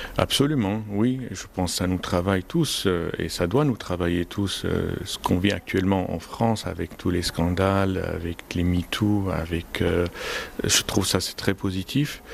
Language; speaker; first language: French; non-native, fluent; Arabic